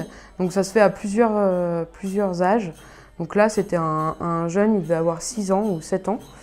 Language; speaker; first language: French; native; French